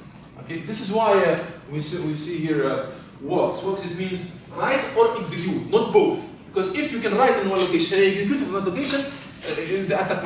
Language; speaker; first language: English; non-native, fluent; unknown